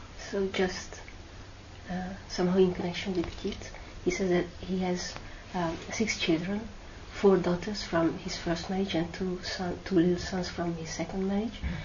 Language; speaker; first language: English; non-native, fluent; Hungarian